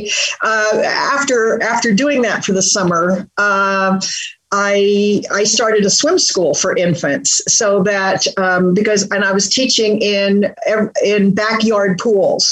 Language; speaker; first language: English; native; English